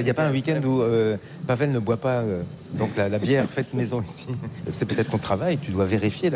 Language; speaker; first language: French; native; French